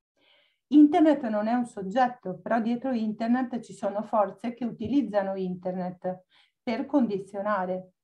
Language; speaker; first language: Italian; native; Italian